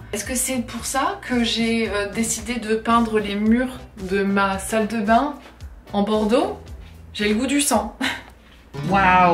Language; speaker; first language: French; native; French